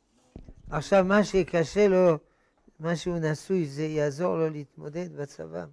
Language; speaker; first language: Hebrew; non-native, fluent; French